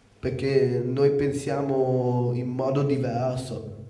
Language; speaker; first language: Italian; non-native, local second language; German